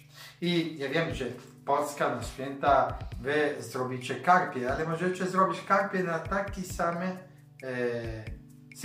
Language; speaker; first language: Polish; non-native, learner; Italian